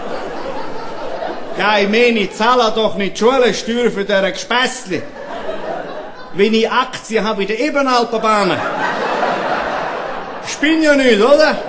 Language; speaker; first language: German; native; German